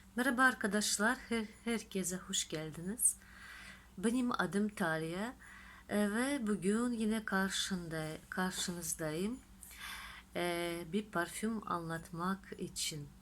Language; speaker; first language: Turkish; non-native, fluent; Russian